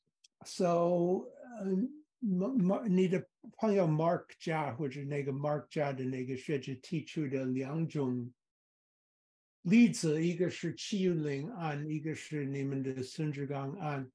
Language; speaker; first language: Chinese; non-native, fluent; English